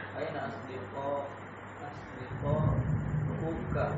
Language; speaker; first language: Arabic; non-native, learner; Indonesian